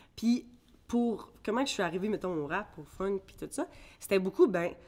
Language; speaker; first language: French; early bilingual, other home language; English